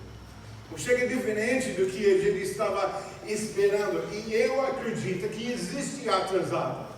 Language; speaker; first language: Portuguese; non-native, fluent; English